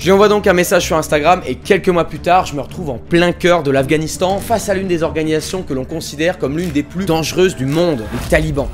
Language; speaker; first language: French; native; French